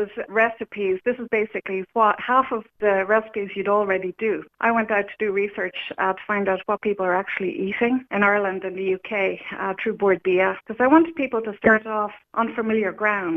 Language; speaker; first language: English; native; English